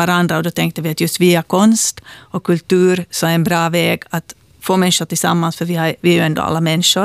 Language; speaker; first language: Swedish; native; Swedish